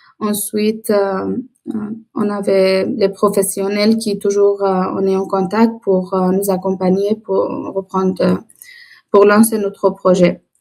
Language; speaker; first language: French; non-native, learner; Persian